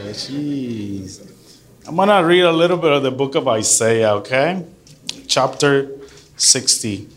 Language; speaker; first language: English; early bilingual, other home language; Spanish